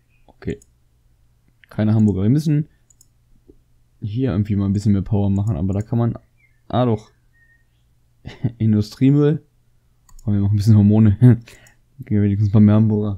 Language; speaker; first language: German; native; German